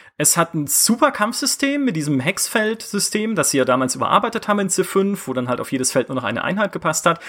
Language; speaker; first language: German; native; German